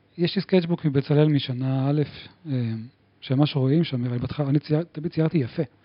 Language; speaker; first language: Hebrew; native; Hebrew